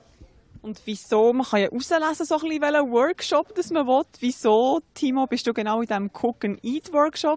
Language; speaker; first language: German; native; German